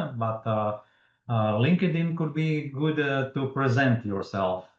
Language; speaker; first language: English; non-native, fluent; Latvian